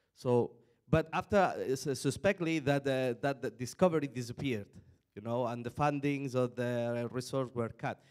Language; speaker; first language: English; non-native, fluent; Spanish